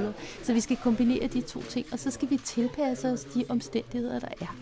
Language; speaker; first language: Danish; native; Danish